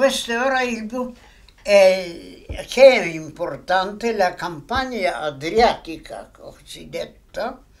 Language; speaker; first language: Italian; non-native, fluent; Polish